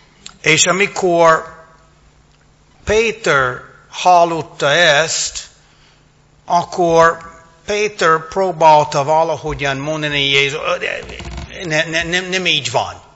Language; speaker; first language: Hungarian; non-native, fluent; English